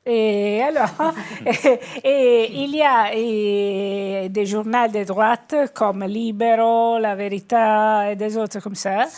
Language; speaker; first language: French; non-native, fluent; Italian